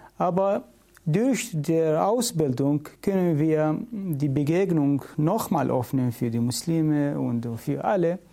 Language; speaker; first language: German; non-native, learner; Syriac